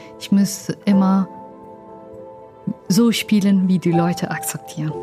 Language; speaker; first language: German; non-native, learner; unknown